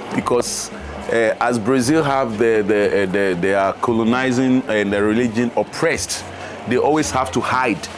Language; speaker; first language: English; non-native, local second language; Akan